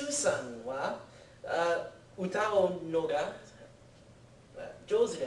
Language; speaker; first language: Japanese; non-native, learner; English